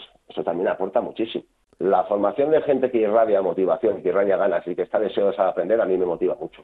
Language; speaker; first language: Spanish; native; Spanish